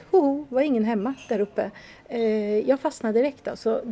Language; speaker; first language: Swedish; native; Swedish